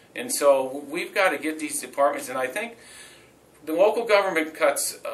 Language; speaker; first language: English; native; English